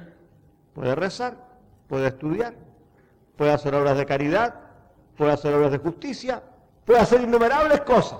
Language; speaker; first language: Spanish; native; Spanish